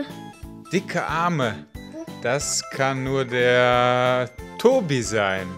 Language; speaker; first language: German; native; German